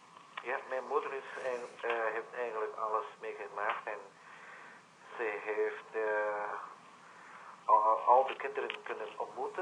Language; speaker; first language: Dutch; non-native, learner; Vietnamese